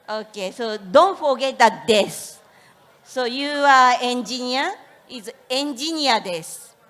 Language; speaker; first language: English; non-native, learner; Japanese